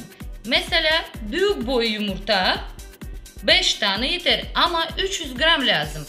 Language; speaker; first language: Turkish; non-native, learner; Russian